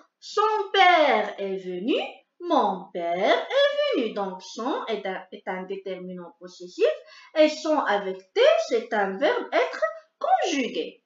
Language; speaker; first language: French; non-native, local second language; Arabic